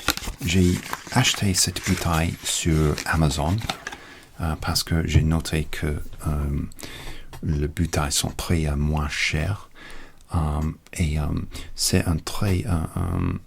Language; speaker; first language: French; non-native, learner; English